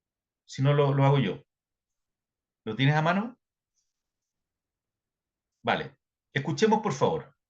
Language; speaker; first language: Spanish; native; Spanish